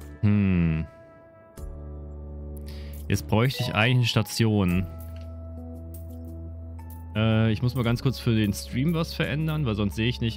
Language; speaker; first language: German; native; German